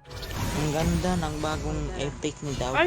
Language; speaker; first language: Filipino; native; Filipino